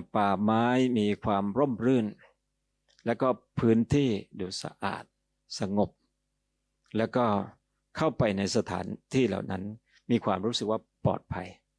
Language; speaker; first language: Thai; native; Thai